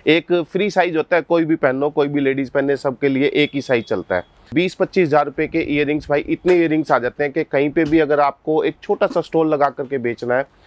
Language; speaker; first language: Hindi; native; Hindi